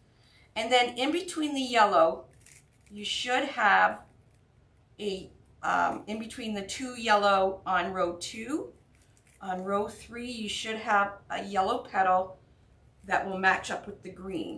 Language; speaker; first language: English; native; English